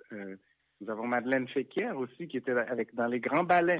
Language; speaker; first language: French; non-native, local second language; Haitian Creole